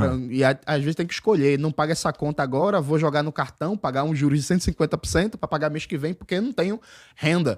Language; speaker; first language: Portuguese; native; Portuguese